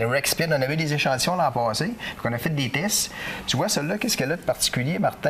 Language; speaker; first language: French; native; French